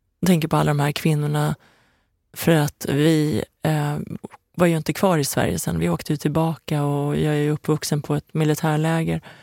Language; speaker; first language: Swedish; early bilingual, other home language; Persian